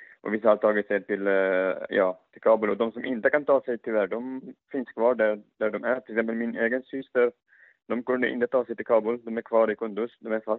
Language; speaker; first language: Swedish; non-native, fluent; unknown